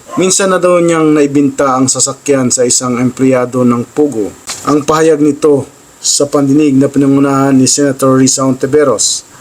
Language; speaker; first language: Filipino; native; Filipino